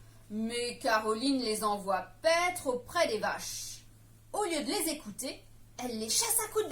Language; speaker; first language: French; native; French